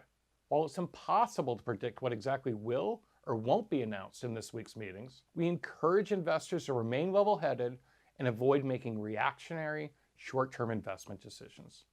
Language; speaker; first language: English; native; English